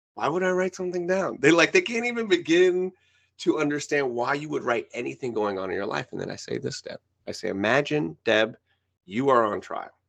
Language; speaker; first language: English; early bilingual, other home language; Spanish